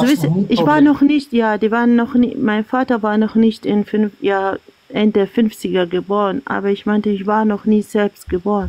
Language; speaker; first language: German; non-native, learner; Arabic